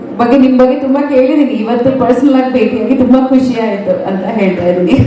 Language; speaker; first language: Kannada; non-native, fluent; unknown